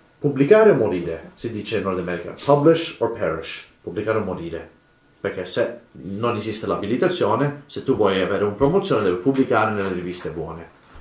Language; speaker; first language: Italian; non-native, fluent; English